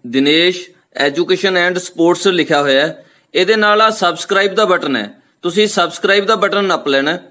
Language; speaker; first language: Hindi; non-native, local second language; Punjabi